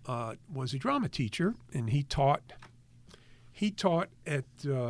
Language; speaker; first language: English; native; English